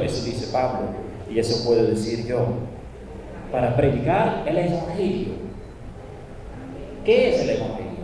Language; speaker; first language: Spanish; non-native, fluent; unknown